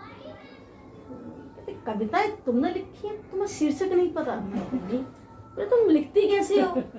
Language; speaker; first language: Hindi; native; Hindi